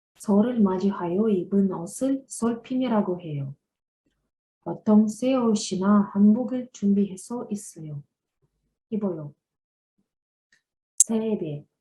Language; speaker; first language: Korean; non-native, learner; Russian